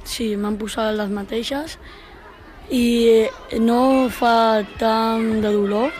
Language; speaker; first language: Catalan; non-native, local second language; Spanish